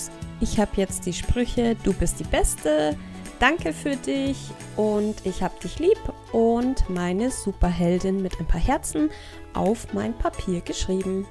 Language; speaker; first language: German; native; German